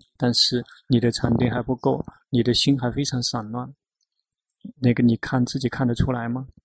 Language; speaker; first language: Chinese; non-native, fluent; Thai